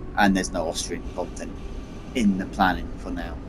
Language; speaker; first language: English; native; English